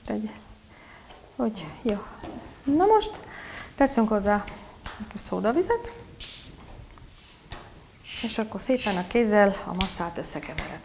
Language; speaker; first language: Hungarian; native; Hungarian